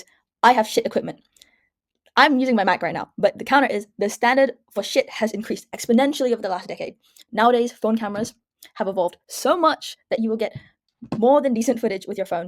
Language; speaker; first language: English; native; English